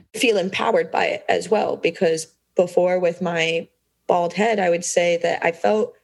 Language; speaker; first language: English; native; English